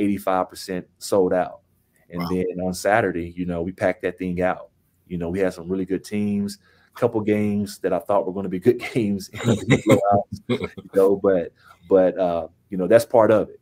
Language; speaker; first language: English; native; English